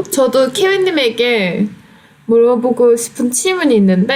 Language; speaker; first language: Korean; non-native, fluent; Turkish